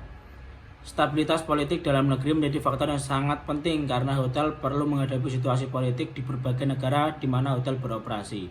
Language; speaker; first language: Indonesian; native; Indonesian